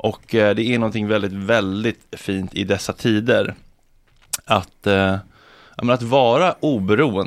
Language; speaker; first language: Swedish; native; Swedish